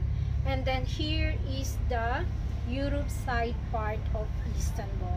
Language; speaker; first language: English; non-native, local second language; Filipino